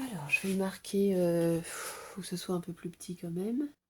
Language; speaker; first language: French; native; French